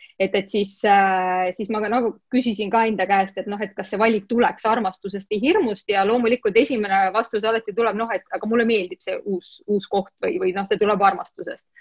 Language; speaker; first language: Estonian; non-native, local second language; Russian